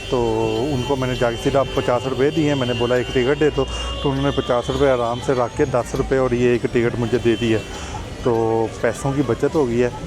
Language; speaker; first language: Urdu; native; Urdu